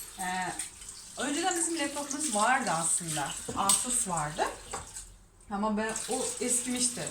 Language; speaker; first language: Turkish; non-native, fluent; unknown